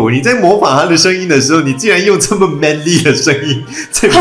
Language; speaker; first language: Chinese; native; Chinese